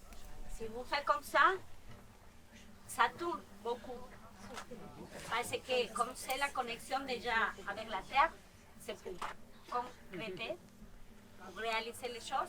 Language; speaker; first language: French; non-native, fluent; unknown